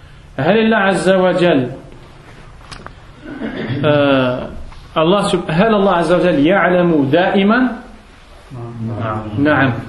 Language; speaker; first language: Arabic; non-native, fluent; French